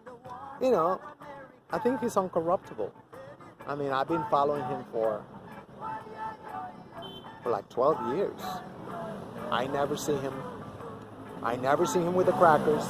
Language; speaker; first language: English; non-native, fluent; Spanish